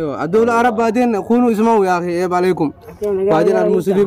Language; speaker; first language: Arabic; non-native, learner; Oromo